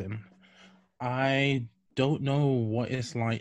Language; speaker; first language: English; native; English